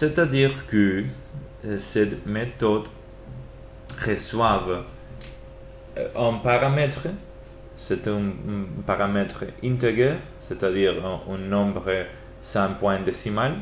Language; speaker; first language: French; non-native, learner; Spanish